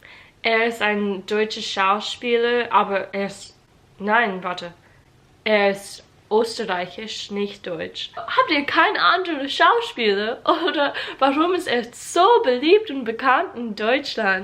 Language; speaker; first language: German; non-native, learner; English